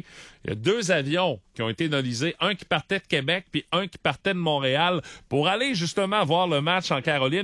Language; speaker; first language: French; native; French